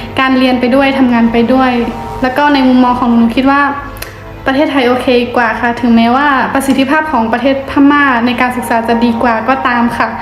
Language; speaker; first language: Thai; early bilingual, other home language; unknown